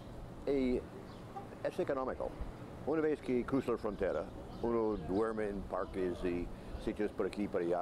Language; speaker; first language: Spanish; non-native, fluent; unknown